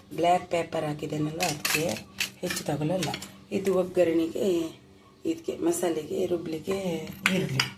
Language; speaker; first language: Kannada; non-native, local second language; Tulu